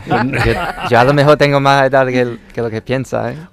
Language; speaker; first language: Spanish; non-native, fluent; Chinese